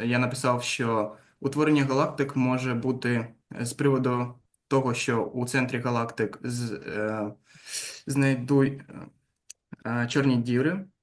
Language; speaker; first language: Ukrainian; non-native, local second language; Russian